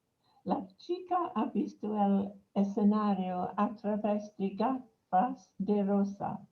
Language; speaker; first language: Spanish; non-native, fluent; English